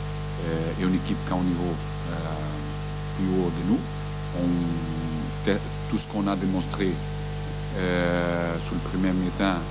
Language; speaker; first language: French; non-native, learner; Portuguese